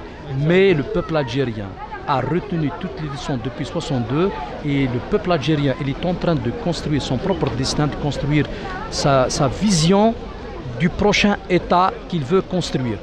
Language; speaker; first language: French; non-native, local second language; Arabic